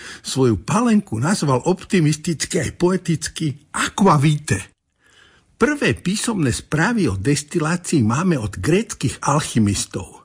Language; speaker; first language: Slovak; native; Slovak